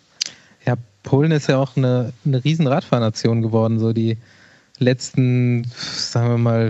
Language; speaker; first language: German; native; German